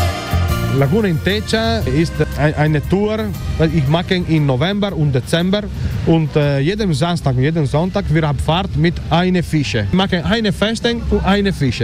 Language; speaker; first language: German; non-native, learner; Italian